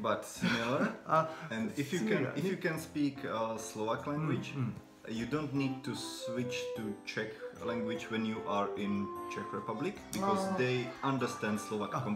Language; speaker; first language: English; non-native, fluent; Slovak